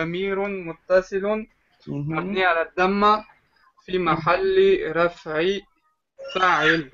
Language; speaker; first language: Arabic; non-native, learner; French